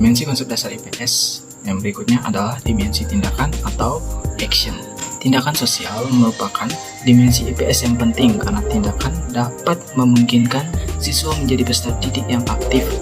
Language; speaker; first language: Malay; non-native, local second language; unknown